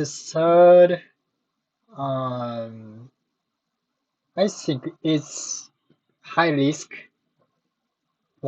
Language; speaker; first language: English; non-native, learner; Japanese